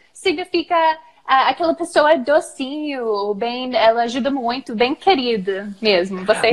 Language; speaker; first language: Portuguese; non-native, fluent; English